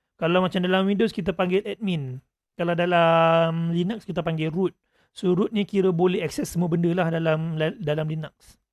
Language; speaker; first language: Malay; native; Malay